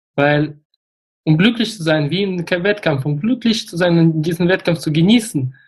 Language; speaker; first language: German; early bilingual, other home language; Russian